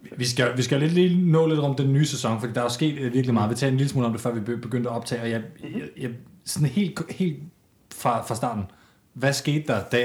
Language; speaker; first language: Danish; native; Danish